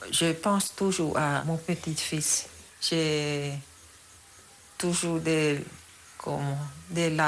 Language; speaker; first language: French; non-native, local second language; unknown